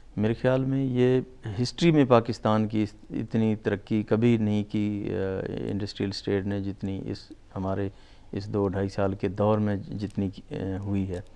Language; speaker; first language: Urdu; non-native, local second language; Baluchi